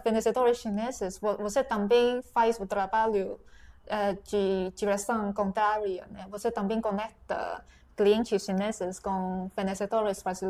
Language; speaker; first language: Portuguese; non-native, fluent; Chinese